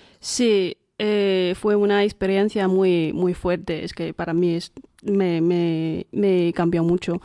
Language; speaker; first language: Spanish; non-native, fluent; Chinese